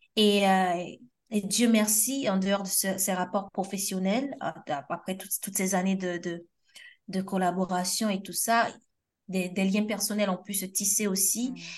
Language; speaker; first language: French; non-native, local second language; Haitian Creole